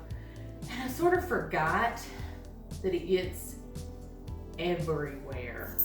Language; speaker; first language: English; native; English